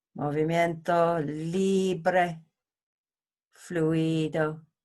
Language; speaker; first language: Spanish; non-native, learner; English